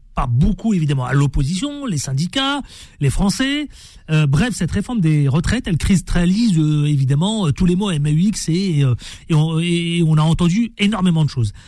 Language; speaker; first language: French; native; French